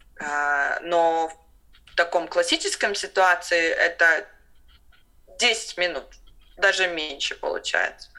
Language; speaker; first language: Russian; non-native, local second language; Latvian